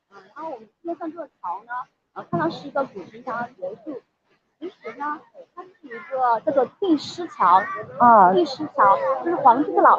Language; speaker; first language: Chinese; native; Chinese